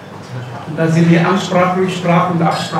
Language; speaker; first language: German; non-native, fluent; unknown